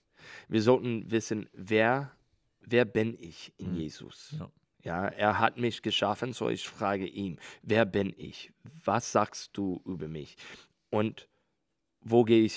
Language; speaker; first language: German; non-native, learner; English